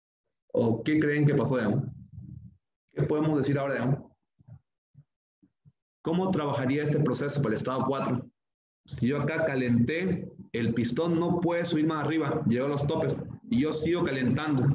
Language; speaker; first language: Spanish; native; Spanish